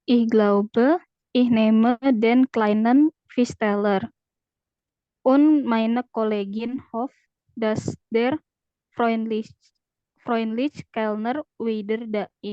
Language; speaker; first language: German; non-native, learner; Indonesian